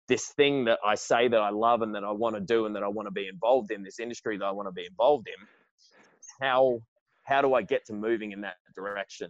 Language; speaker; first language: English; native; English